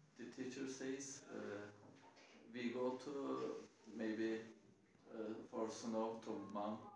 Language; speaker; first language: English; non-native, learner; Turkish